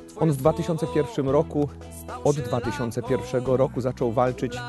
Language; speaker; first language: Polish; native; Polish